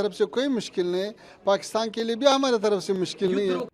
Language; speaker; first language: Hindi; non-native, fluent; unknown